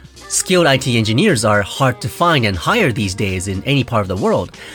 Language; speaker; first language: English; non-native, fluent; Japanese